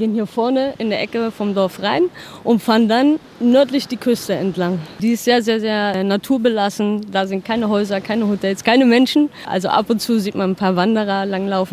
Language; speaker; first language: German; native; German